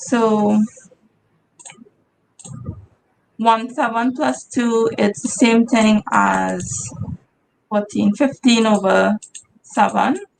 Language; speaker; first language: English; native; English